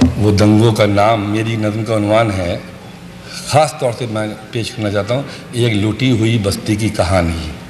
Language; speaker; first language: Urdu; native; Urdu